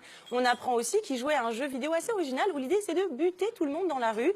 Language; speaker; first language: French; native; French